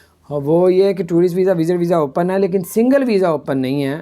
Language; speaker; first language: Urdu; non-native, local second language; Punjabi